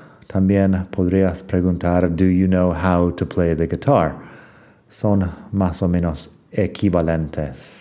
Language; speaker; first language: Spanish; non-native, fluent; English